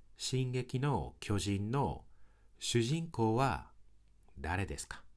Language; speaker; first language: Japanese; native; Japanese